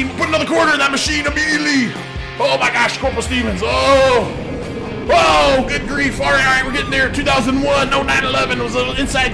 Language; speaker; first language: English; native; English